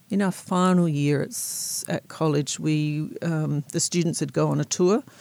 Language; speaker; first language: English; native; English